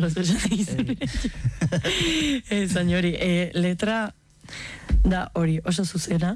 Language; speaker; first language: Basque; native; Basque